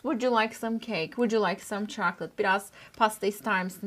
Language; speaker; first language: English; non-native, fluent; Turkish